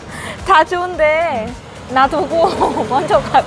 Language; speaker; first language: Korean; non-native, learner; Vietnamese